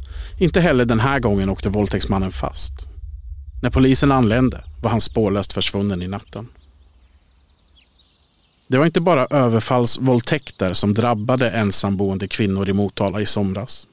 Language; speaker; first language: Swedish; native; Swedish